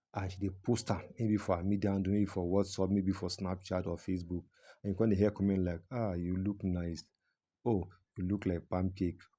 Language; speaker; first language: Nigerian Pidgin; non-native, local second language; Yoruba